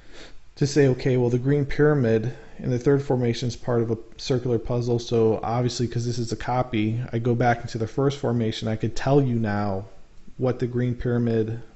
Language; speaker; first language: English; native; English